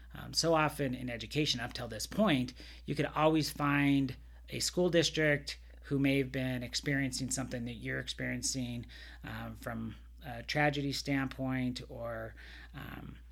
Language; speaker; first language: English; native; English